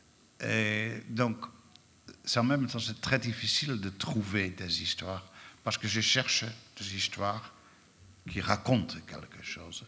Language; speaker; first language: French; non-native, fluent; Dutch